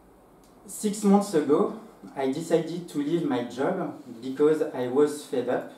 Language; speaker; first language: English; non-native, fluent; French